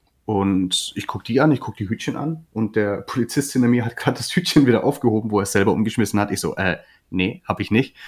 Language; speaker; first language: German; native; German